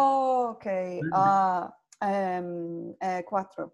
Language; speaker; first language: Spanish; non-native, learner; English